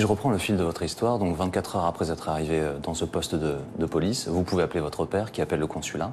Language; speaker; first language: French; native; French